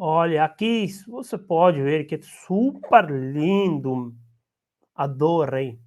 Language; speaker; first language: Portuguese; non-native, learner; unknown